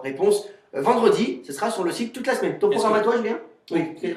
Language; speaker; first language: French; native; French